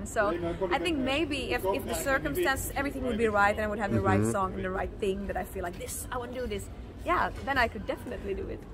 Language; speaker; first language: English; non-native, fluent; Finnish